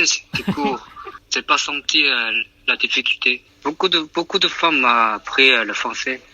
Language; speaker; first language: French; non-native, learner; Korean